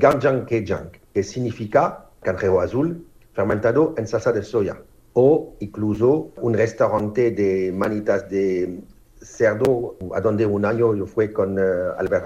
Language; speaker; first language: Spanish; non-native, fluent; French